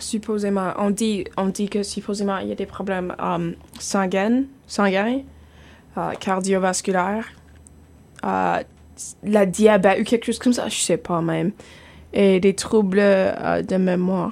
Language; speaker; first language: French; non-native, local second language; English